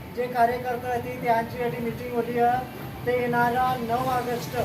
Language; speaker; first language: Marathi; non-native, local second language; Bhili